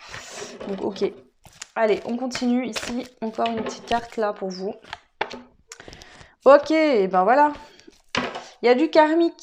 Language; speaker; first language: French; native; French